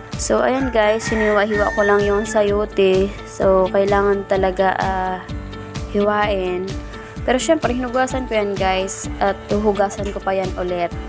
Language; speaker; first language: Filipino; non-native, local second language; Masbatenyo